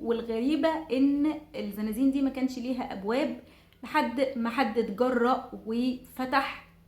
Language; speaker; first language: Arabic; native; Arabic